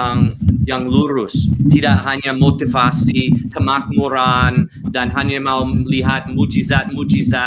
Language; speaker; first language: Indonesian; non-native, learner; English